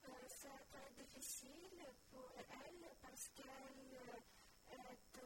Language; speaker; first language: French; non-native, learner; Ukrainian